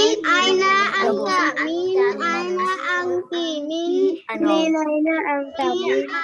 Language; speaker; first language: Arabic; non-native, learner; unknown